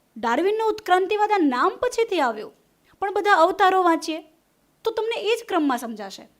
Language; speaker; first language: Gujarati; non-native, local second language; Hindi